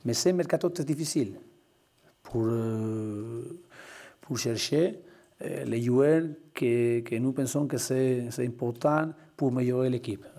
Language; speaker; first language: French; non-native, learner; Spanish